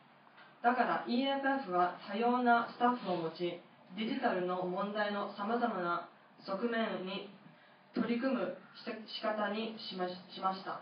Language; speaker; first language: Japanese; non-native, fluent; English